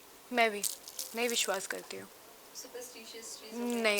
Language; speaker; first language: Hindi; non-native, local second language; Bangla